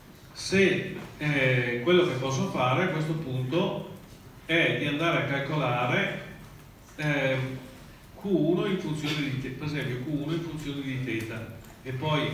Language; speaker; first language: Italian; native; Italian